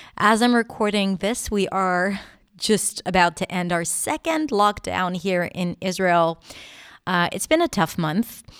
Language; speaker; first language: English; non-native, fluent; Hebrew